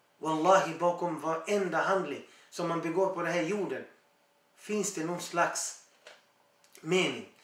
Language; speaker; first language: Swedish; non-native, fluent; Arabic